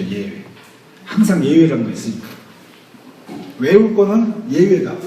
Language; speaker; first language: Korean; native; Korean